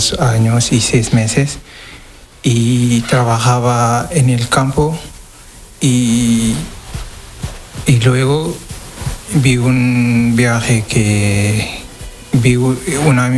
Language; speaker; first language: Spanish; non-native, learner; Wolof